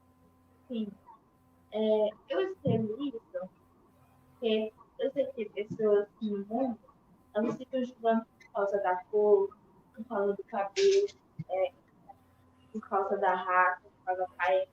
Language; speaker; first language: Portuguese; early bilingual, other home language; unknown